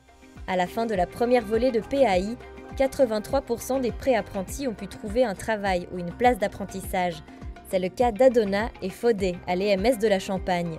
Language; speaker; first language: French; native; French